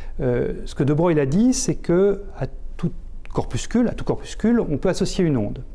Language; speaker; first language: French; native; French